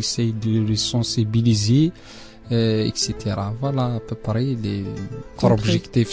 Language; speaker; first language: French; non-native, local second language; Arabic